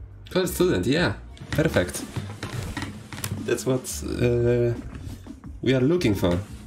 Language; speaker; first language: English; non-native, fluent; Polish